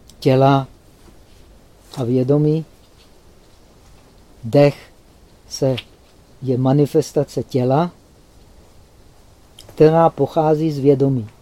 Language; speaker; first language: Czech; native; Czech